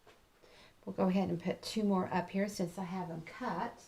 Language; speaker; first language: English; native; English